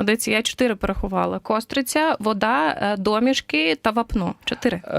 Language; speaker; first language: Ukrainian; native; Ukrainian